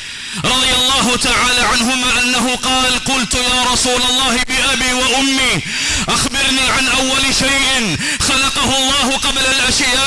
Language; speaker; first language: Arabic; non-native, local second language; Swahili